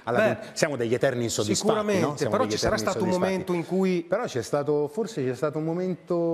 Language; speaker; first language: Italian; native; Italian